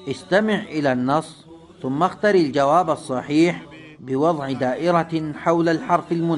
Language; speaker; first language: Arabic; non-native, fluent; Pashto